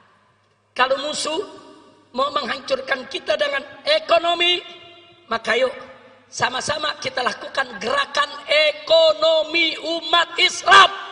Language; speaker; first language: Indonesian; native; Indonesian